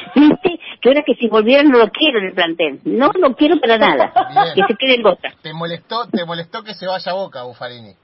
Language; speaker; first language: Spanish; native; Spanish